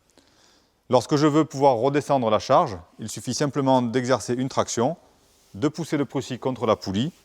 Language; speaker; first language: French; native; French